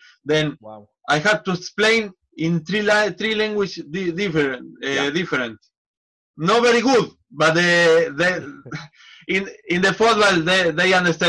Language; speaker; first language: English; non-native, learner; Spanish